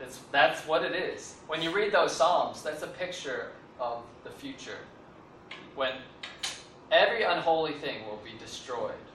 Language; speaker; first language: English; native; English